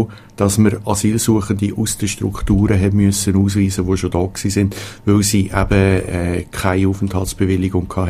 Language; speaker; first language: German; native; German